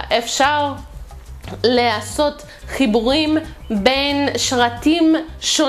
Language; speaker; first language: Hebrew; non-native, fluent; English